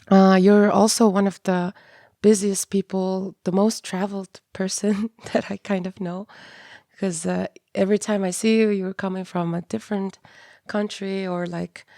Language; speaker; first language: English; non-native, fluent; Mongolian